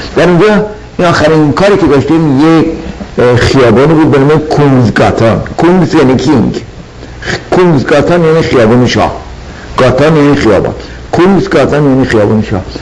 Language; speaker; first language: Persian; native; Persian